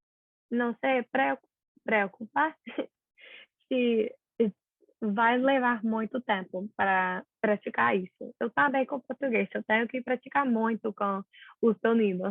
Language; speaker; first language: Portuguese; non-native, learner; English